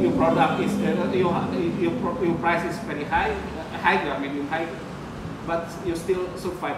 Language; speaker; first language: English; non-native, learner; Indonesian